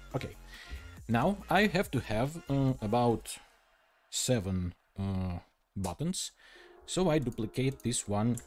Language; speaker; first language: English; non-native, fluent; Russian